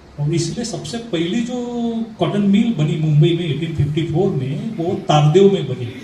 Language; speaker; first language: Hindi; non-native, local second language; Marathi